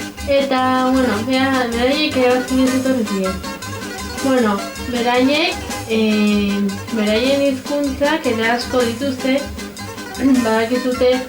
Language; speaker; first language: Basque; non-native, local second language; Spanish